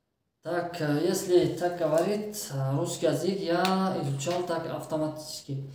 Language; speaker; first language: Russian; non-native, learner; Tajik